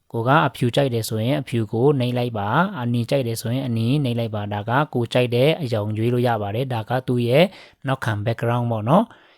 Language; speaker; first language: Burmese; non-native, local second language; Pa'o Karen